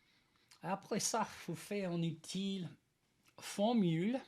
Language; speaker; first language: French; non-native, learner; English